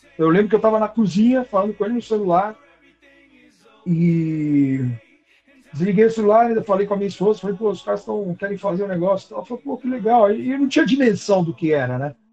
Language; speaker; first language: Portuguese; native; Portuguese